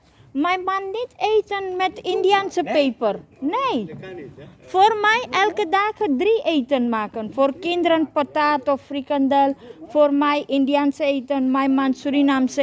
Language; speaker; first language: Dutch; non-native, learner; Hindi